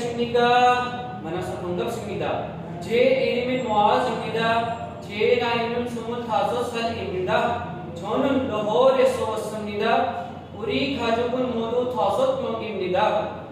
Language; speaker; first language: Korean; non-native, learner; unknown